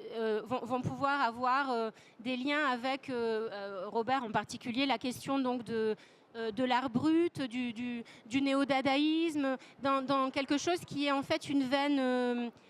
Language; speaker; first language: French; native; French